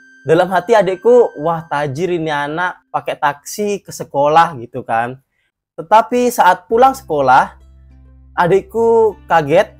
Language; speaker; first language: Indonesian; native; Indonesian